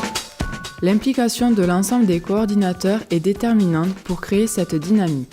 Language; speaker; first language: French; native; French